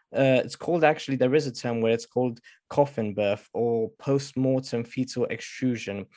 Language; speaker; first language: English; non-native, fluent; Romanian